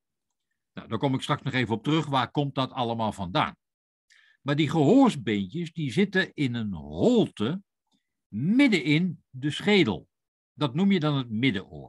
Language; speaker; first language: Dutch; native; Dutch